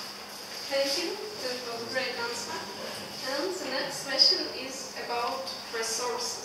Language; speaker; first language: English; non-native, learner; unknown